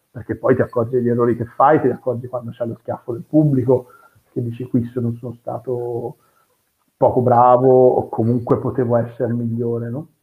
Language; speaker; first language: Italian; native; Italian